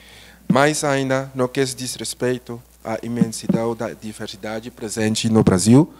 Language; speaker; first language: Portuguese; non-native, learner; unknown